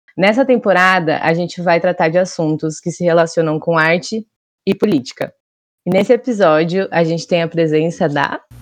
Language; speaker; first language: Portuguese; native; Portuguese